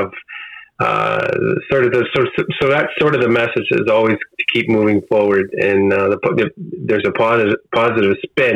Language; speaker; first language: English; native; English